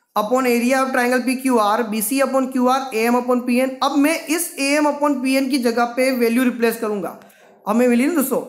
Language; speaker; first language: Hindi; non-native, local second language; Gujarati